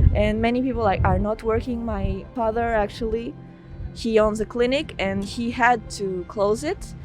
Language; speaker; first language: English; non-native, fluent; Portuguese